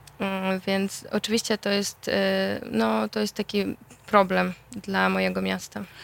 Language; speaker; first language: Polish; non-native, fluent; Russian